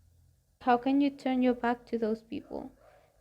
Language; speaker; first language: English; non-native, fluent; Spanish